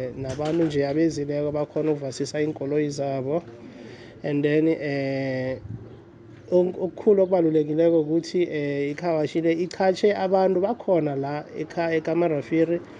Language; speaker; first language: Zulu; non-native, local second language; South Ndebele